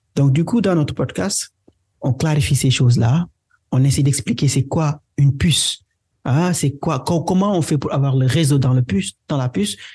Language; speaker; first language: French; non-native, local second language; Wolof